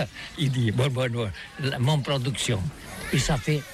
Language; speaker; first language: French; non-native, learner; Catalan